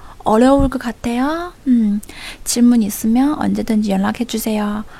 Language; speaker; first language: Korean; non-native, fluent; Chinese